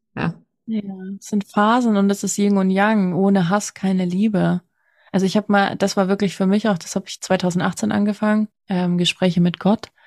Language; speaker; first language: German; native; German